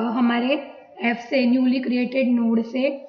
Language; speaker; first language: Hindi; non-native, local second language; Gujarati